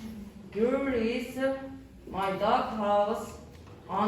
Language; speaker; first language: English; non-native, learner; Mongolian